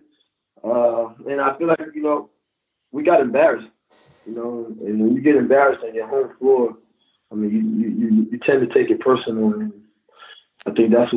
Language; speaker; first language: English; native; English